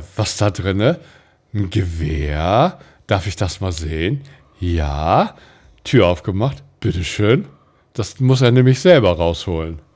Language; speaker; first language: German; native; German